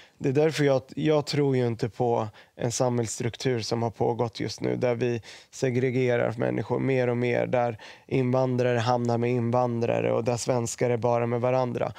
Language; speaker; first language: Swedish; early bilingual, other home language; Arabic